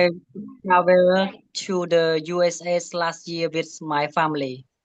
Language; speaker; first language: English; non-native, learner; Khmer